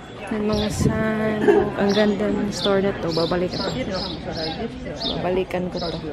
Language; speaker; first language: Filipino; non-native, local second language; Cebuano